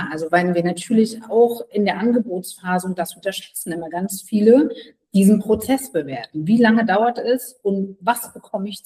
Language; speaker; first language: German; native; German